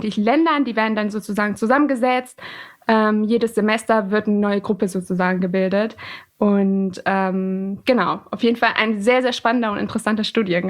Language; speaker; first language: German; early bilingual, other home language; Persian